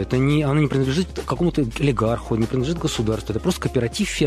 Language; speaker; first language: Russian; native; Russian